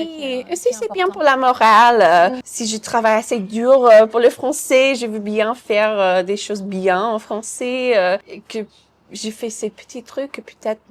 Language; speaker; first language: French; non-native, fluent; English